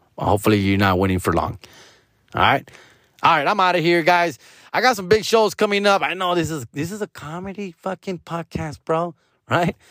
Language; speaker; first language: English; early bilingual, other home language; Spanish